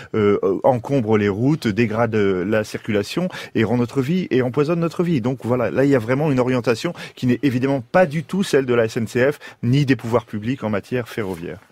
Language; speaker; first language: French; native; French